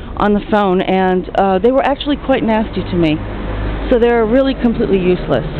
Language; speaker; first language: English; native; English